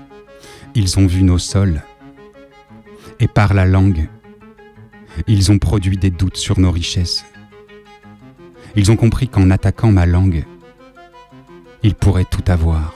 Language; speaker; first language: French; native; French